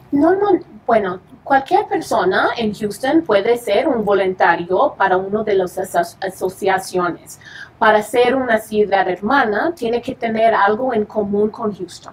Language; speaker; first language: Spanish; early bilingual, heritage; English